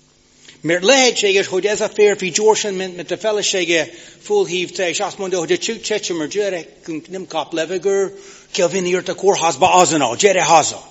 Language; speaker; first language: Hungarian; non-native, fluent; English